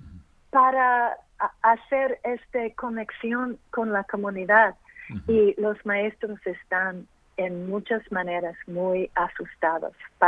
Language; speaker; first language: Spanish; early bilingual, heritage; English